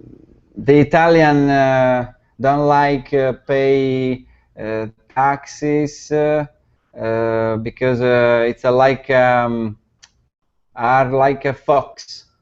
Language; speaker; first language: English; non-native, learner; Italian